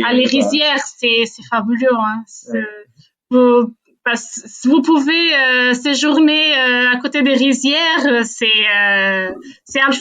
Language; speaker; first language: French; non-native, fluent; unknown